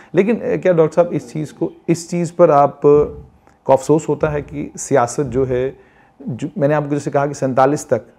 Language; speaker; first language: Hindi; non-native, local second language; Kashmiri